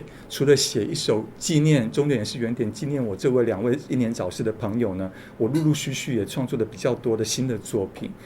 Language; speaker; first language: Chinese; native; Chinese